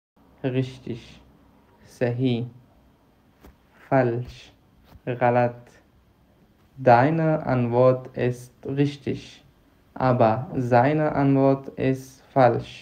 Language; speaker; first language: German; non-native, fluent; Pashto